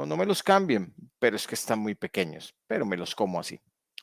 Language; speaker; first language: Spanish; native; Spanish